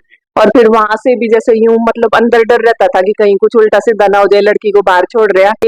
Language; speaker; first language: Hindi; native; Hindi